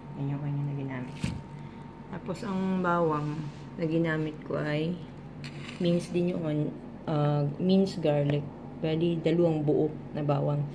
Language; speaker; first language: Filipino; native; Filipino